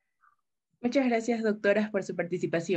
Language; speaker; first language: Spanish; native; Spanish